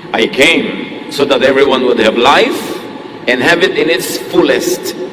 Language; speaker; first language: English; non-native, local second language; Filipino